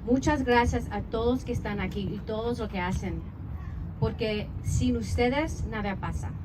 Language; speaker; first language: Spanish; early bilingual, other home language; English